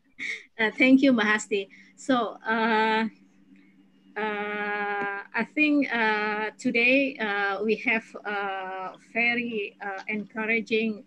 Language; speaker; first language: English; non-native, fluent; Indonesian